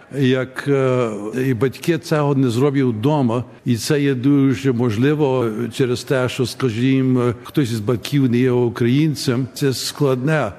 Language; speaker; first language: Ukrainian; early bilingual, heritage; Ukrainian